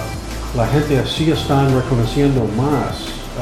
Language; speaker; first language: Spanish; non-native, learner; English